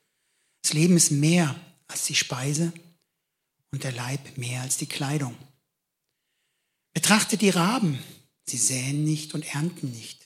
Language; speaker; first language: German; native; German